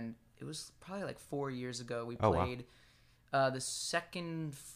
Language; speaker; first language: English; native; English